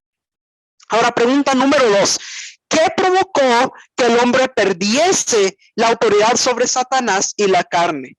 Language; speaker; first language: Spanish; native; Spanish